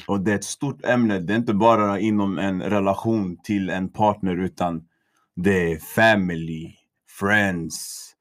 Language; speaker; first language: Swedish; native; Swedish